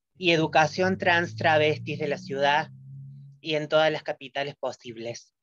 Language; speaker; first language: Spanish; native; Spanish